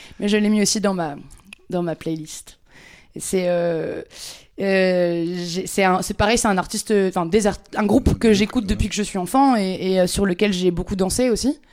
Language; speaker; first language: French; native; French